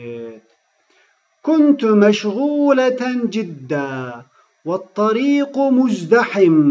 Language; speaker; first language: Arabic; non-native, fluent; Turkish